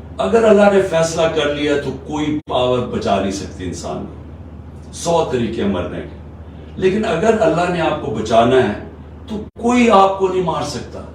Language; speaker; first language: Urdu; native; Urdu